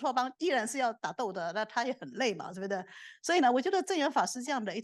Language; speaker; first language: Chinese; native; Chinese